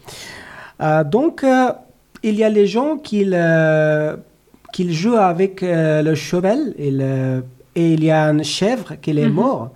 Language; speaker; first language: French; non-native, learner; Persian